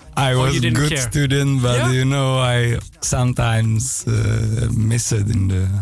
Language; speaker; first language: English; non-native, fluent; Czech